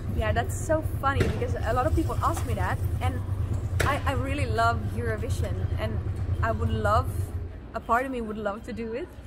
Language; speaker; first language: English; non-native, fluent; Finnish